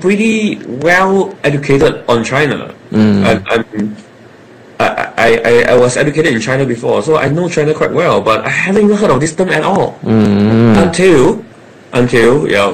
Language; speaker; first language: English; non-native, local second language; Chinese